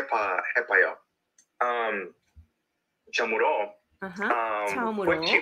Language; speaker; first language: Korean; non-native, learner; English